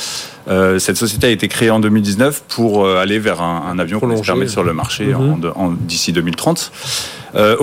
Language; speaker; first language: French; native; French